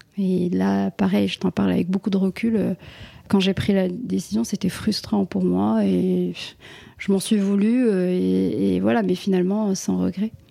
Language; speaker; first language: French; non-native, local second language; Arabic